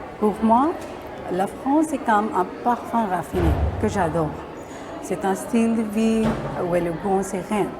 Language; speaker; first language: French; non-native, learner; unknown